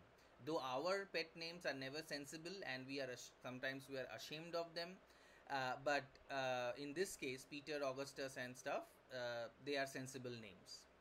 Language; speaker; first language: English; non-native, local second language; Bangla